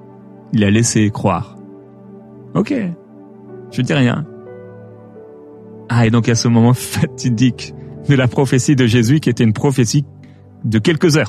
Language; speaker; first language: French; native; French